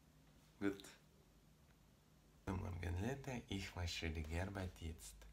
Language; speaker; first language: German; non-native, learner; Russian